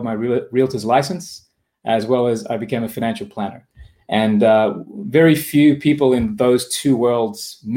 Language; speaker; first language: English; native; English